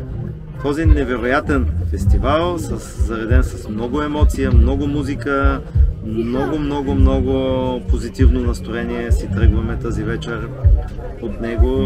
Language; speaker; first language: Bulgarian; native; Bulgarian